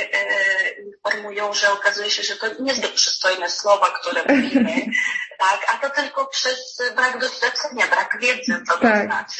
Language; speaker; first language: Polish; non-native, fluent; Ukrainian